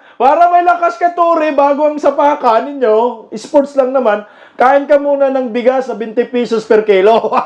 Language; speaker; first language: Filipino; non-native, local second language; Cebuano